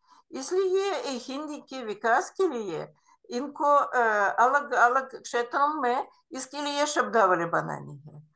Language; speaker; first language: Hindi; non-native, fluent; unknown